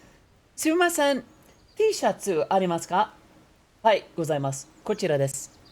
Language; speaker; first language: Japanese; non-native, learner; English